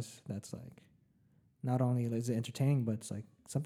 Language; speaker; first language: English; early bilingual, other home language; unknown